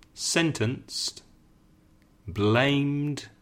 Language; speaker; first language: English; native; English